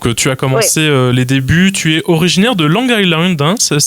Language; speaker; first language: French; native; French